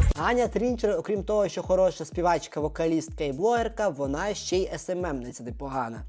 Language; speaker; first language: Ukrainian; native; Ukrainian